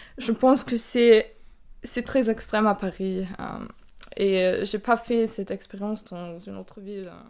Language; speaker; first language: French; non-native, fluent; German